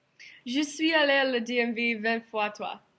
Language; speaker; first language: French; non-native, learner; English